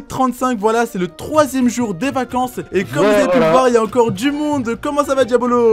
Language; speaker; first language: French; native; French